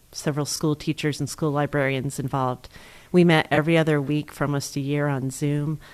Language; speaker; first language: English; native; English